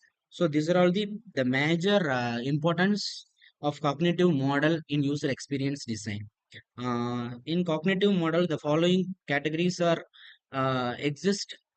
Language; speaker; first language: English; non-native, local second language; Tamil